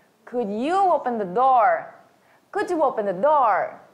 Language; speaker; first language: English; non-native, fluent; Portuguese